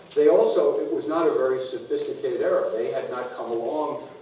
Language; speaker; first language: English; native; English